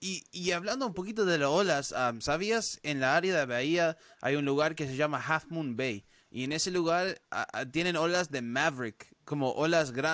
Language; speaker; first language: Spanish; early bilingual, heritage; Spanish